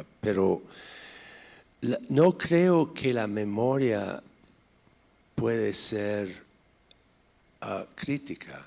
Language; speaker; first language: Spanish; non-native, fluent; English